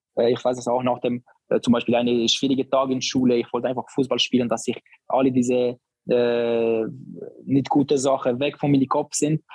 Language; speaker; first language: German; non-native, learner; Albanian